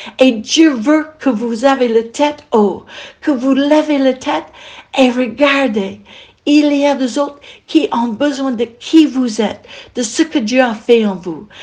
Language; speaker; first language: French; non-native, fluent; English